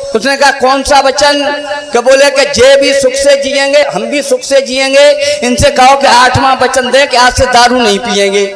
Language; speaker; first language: Hindi; native; Hindi